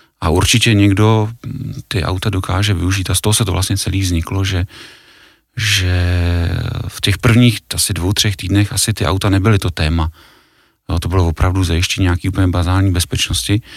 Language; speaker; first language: Czech; native; Czech